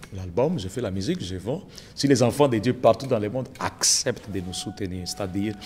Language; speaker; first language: French; non-native, local second language; Lingala